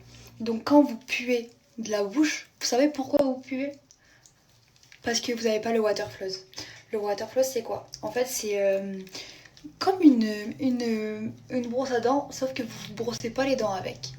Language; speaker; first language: French; native; French